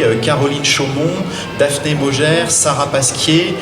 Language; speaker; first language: French; native; French